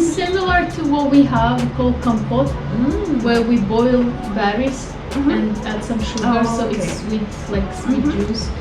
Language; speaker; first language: English; non-native, fluent; Ukrainian